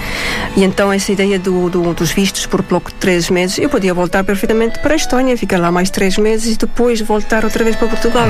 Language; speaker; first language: Portuguese; non-native, fluent; Estonian